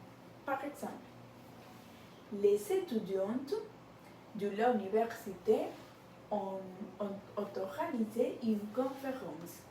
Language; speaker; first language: French; non-native, learner; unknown